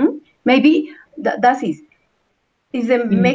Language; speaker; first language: English; non-native, learner; Spanish